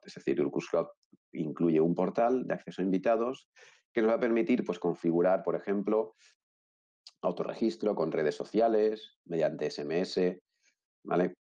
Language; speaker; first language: Spanish; native; Spanish